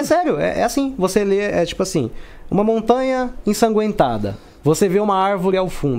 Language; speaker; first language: Portuguese; native; Portuguese